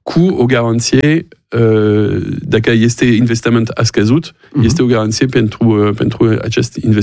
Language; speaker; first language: Romanian; non-native, learner; French